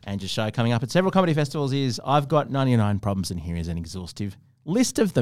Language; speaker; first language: English; native; English